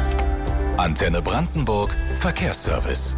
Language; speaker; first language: German; native; German